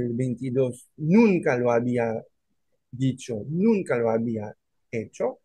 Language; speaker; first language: Spanish; non-native, fluent; French